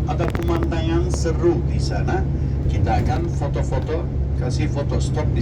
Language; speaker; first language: Indonesian; non-native, fluent; Turkish